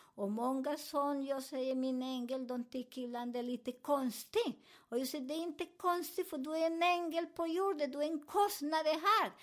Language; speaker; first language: Swedish; non-native, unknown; Spanish